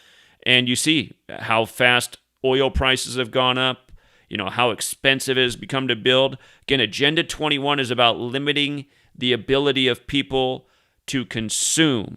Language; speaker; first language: English; native; English